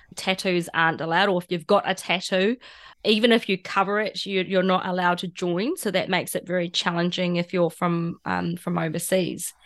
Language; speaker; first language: English; native; English